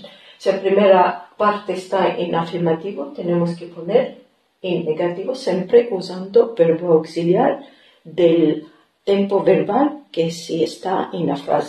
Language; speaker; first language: Spanish; non-native, fluent; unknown